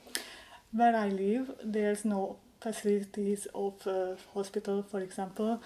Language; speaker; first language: English; non-native, learner; Hungarian